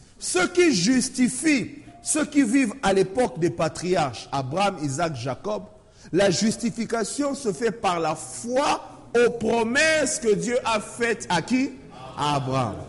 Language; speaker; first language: French; non-native, local second language; Lingala